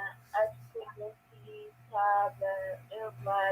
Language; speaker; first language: Arabic; non-native, learner; English